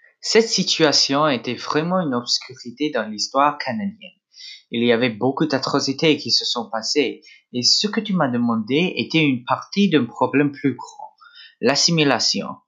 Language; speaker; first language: French; non-native, local second language; English